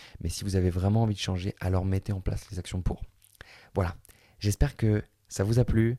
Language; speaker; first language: French; native; French